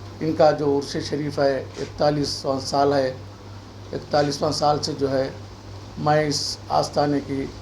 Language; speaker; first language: Urdu; native; Urdu